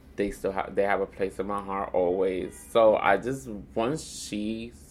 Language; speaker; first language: English; native; English